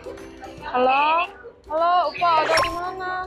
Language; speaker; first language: Indonesian; early bilingual, heritage; Indonesian